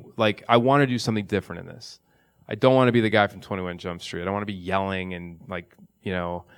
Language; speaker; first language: English; native; English